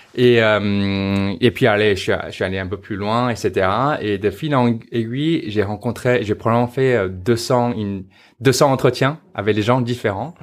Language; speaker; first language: French; non-native, fluent; Chinese